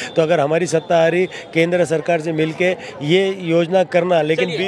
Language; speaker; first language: Hindi; non-native, local second language; Marathi